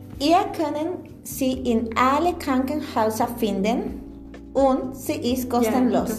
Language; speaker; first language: German; non-native, learner; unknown